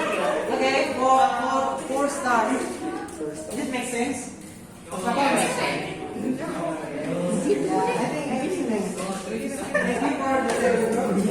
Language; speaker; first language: English; non-native, fluent; Indonesian